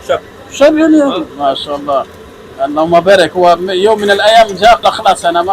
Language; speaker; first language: Arabic; non-native, learner; French